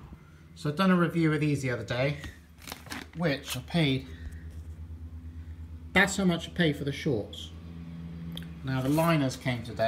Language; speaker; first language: English; native; English